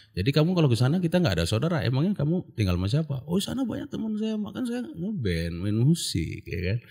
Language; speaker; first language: Indonesian; non-native, local second language; Achinese